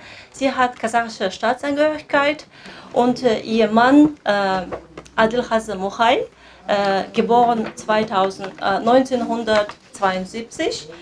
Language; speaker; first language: German; non-native, fluent; Kazakh